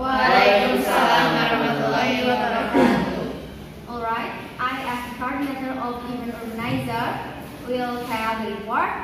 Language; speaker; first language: English; non-native, learner; Indonesian